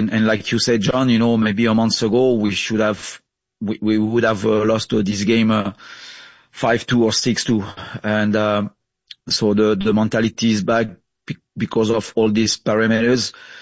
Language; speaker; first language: English; non-native, fluent; French